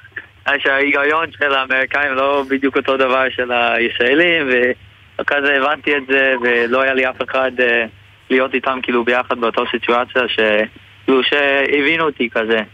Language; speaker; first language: Hebrew; non-native, fluent; English